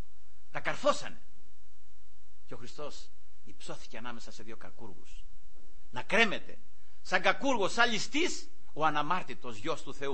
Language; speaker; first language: Greek; native; Greek